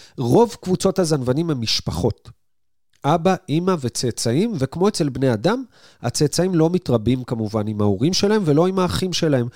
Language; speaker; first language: Hebrew; native; Hebrew